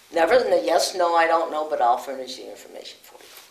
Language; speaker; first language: English; native; English